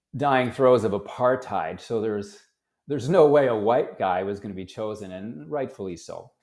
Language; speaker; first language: English; native; English